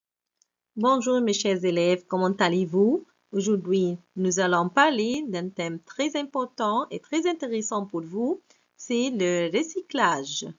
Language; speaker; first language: French; non-native, fluent; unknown